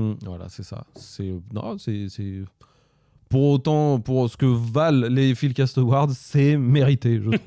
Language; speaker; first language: French; native; French